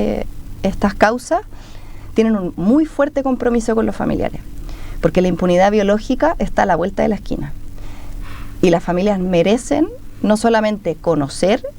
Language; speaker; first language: Spanish; native; Spanish